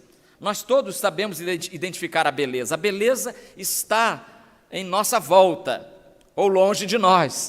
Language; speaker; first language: Portuguese; native; Portuguese